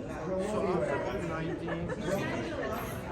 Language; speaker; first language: English; non-native, learner; Japanese